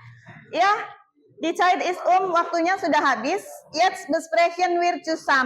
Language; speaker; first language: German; non-native, fluent; Indonesian